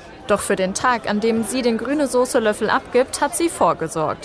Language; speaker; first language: German; native; German